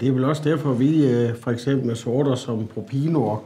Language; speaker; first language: Danish; native; Danish